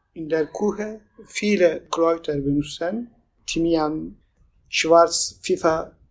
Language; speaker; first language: German; non-native, fluent; Turkish